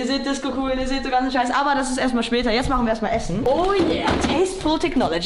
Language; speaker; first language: German; native; German